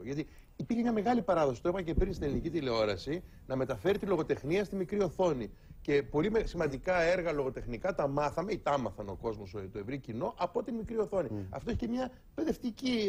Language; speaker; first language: Greek; native; Greek